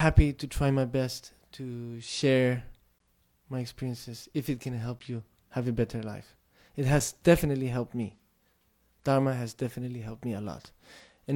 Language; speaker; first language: English; non-native, fluent; Tibetan